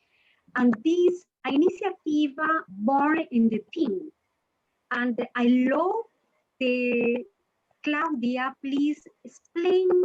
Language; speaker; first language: English; non-native, learner; Spanish